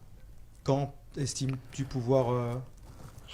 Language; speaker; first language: French; native; French